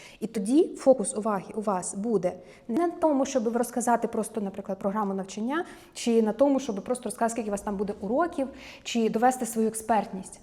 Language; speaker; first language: Ukrainian; native; Ukrainian